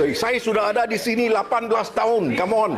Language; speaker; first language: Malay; non-native, local second language; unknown